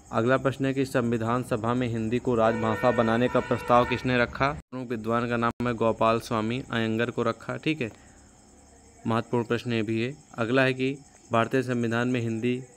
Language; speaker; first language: Hindi; native; Hindi